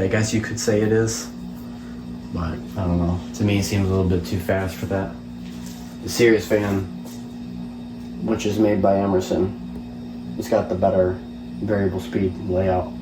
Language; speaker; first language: English; native; English